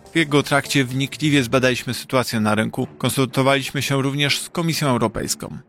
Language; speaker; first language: Polish; native; Polish